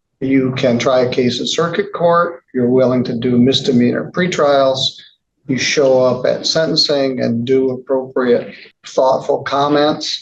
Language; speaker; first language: English; native; English